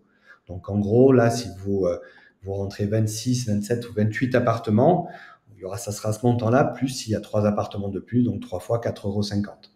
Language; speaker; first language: French; native; French